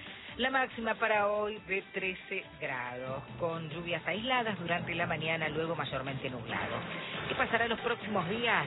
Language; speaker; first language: Spanish; native; Spanish